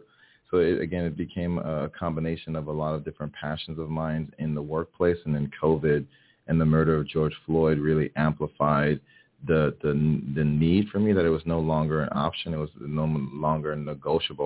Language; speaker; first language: English; early bilingual, other home language; Haitian Creole